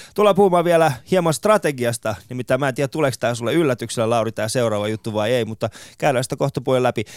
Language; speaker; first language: Finnish; non-native, fluent; Persian